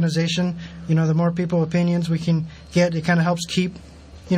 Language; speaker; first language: English; native; English